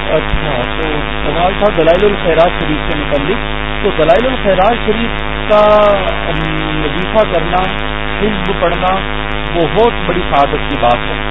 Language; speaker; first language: Urdu; native; Urdu